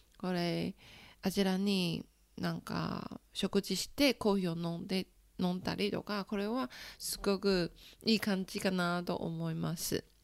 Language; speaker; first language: Japanese; non-native, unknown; Chinese